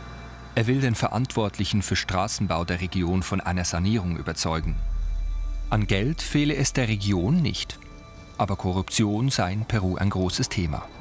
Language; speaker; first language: German; native; German